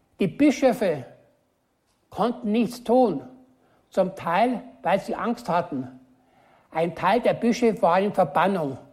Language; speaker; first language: German; native; German